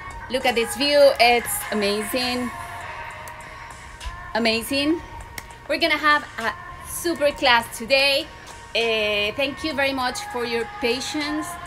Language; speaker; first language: English; non-native, fluent; Spanish